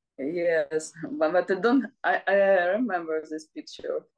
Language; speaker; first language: English; non-native, learner; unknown